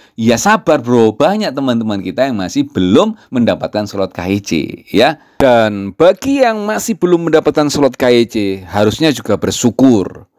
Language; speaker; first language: Indonesian; non-native, local second language; Javanese